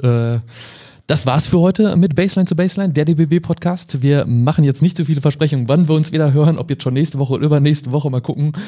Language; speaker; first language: German; native; German